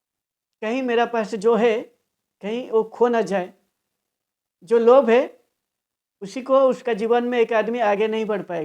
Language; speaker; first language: Hindi; non-native, local second language; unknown